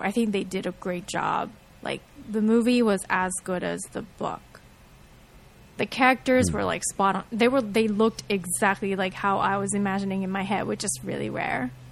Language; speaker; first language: English; native; English